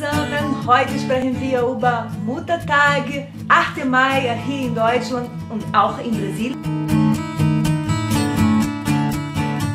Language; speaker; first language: German; non-native, learner; Portuguese